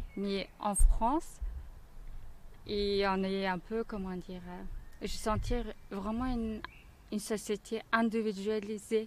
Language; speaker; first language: French; non-native, learner; Mongolian